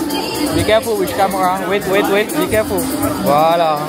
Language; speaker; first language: English; non-native, learner; French